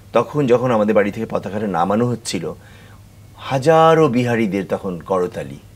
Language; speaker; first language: Bangla; native; Bangla